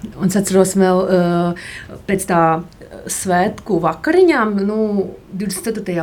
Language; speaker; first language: Latvian; native; Latvian